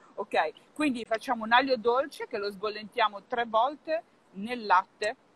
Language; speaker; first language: Italian; native; Italian